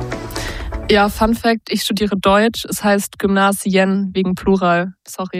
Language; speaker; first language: German; native; German